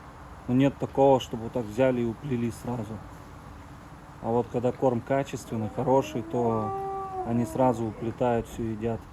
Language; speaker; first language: Russian; native; Russian